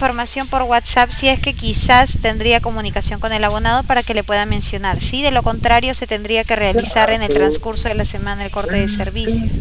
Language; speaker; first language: Spanish; native; Spanish